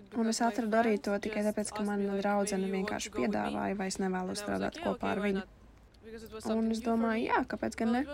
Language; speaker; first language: Latvian; non-native, fluent; Russian